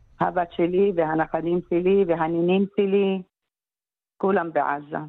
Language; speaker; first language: Hebrew; non-native, local second language; Arabic